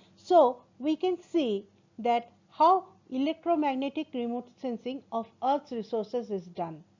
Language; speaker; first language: English; non-native, local second language; Assamese